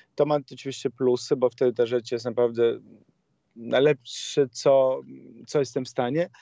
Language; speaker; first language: Polish; non-native, learner; Italian